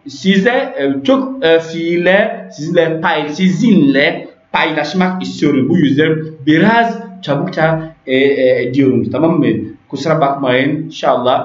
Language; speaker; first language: Turkish; non-native, learner; French